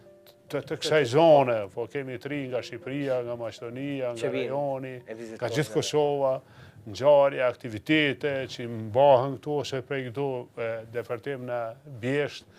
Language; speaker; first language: Albanian; native; Albanian